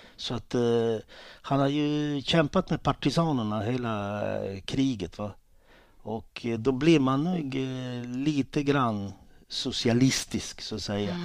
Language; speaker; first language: Swedish; early bilingual, other home language; Italian